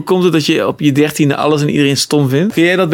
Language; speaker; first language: Dutch; native; Dutch